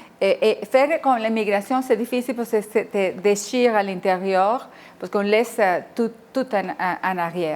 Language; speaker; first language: French; non-native, fluent; Spanish